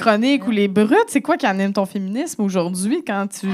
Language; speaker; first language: French; native; French